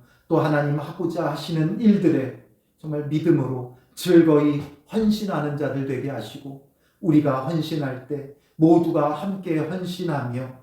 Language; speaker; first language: Korean; native; Korean